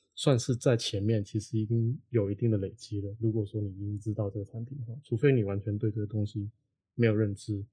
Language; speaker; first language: Chinese; non-native, local second language; Cantonese